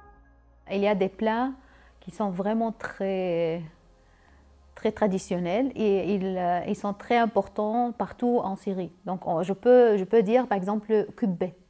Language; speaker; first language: French; non-native, learner; Arabic